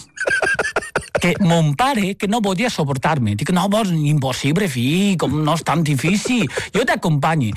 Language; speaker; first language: Catalan; non-native, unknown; Chinese